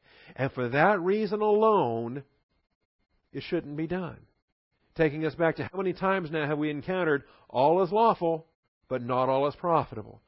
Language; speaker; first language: English; native; English